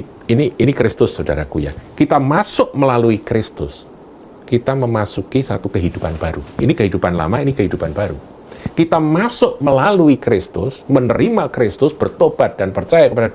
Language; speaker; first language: Indonesian; native; Indonesian